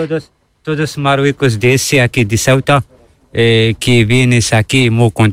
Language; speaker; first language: Spanish; non-native, learner; Arabic